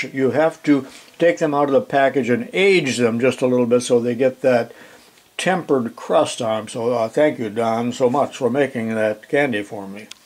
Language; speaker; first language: English; native; English